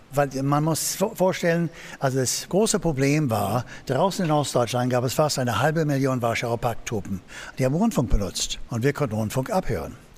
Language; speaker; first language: German; non-native, fluent; English